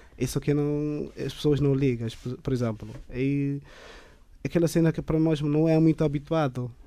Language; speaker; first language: Portuguese; non-native, learner; Tigrinya